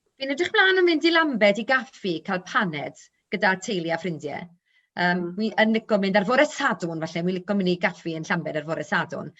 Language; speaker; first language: Welsh; native; Welsh